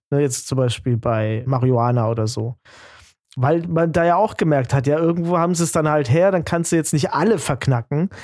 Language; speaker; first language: German; native; German